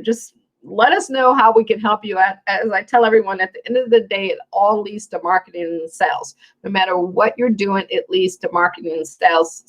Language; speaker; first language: English; native; English